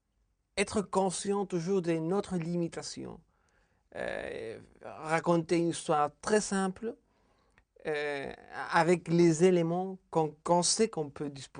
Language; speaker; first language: French; non-native, fluent; Spanish